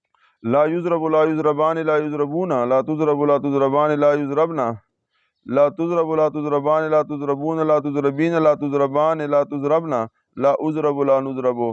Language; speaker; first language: Arabic; non-native, fluent; Urdu